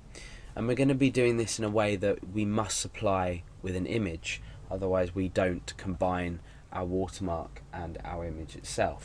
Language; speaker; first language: English; native; English